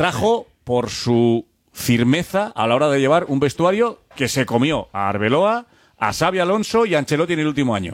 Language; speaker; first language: Spanish; native; Spanish